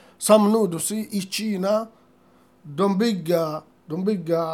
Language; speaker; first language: Swedish; non-native, learner; Assyrian Neo-Aramaic